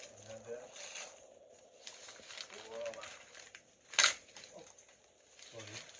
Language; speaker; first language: English; non-native, learner; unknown